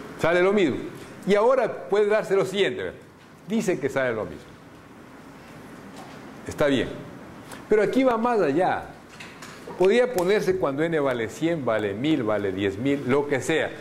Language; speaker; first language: Spanish; native; Spanish